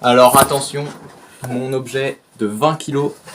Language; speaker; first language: French; native; French